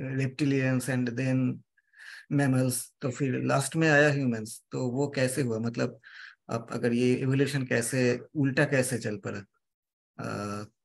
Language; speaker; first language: Hindi; non-native, local second language; Bangla